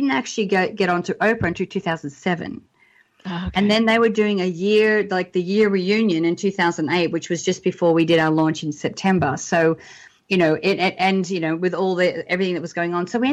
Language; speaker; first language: English; native; English